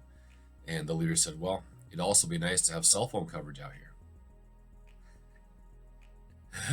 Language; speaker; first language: English; native; English